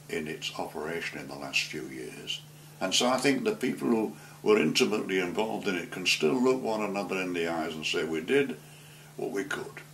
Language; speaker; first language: English; native; English